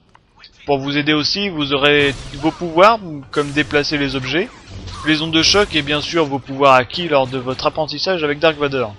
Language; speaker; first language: French; native; French